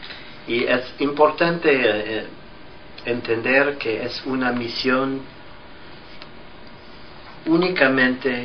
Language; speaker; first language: Spanish; non-native, fluent; English